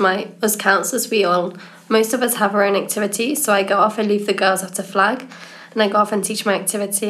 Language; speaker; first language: English; native; English